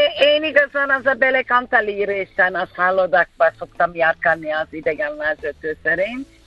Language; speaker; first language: Hungarian; non-native, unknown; Turkish